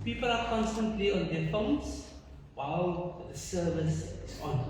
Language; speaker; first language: English; non-native, local second language; Afrikaans